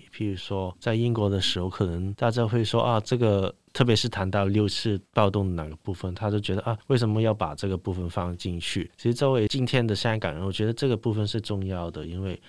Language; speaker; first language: Chinese; non-native, local second language; Cantonese